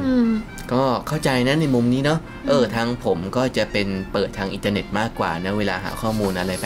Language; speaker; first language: Thai; native; Thai